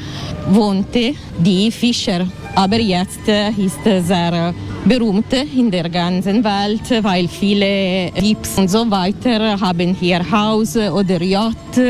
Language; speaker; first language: German; non-native, fluent; Italian